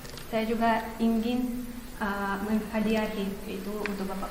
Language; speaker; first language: Indonesian; non-native, fluent; Russian